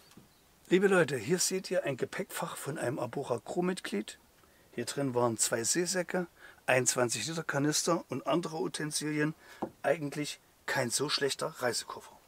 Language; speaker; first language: German; native; German